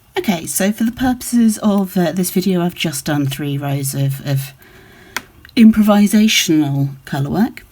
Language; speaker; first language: English; native; English